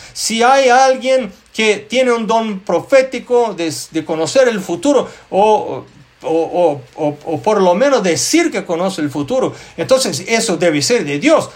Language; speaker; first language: Spanish; non-native, fluent; Portuguese